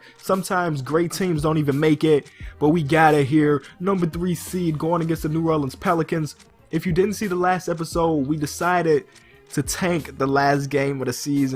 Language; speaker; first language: English; native; English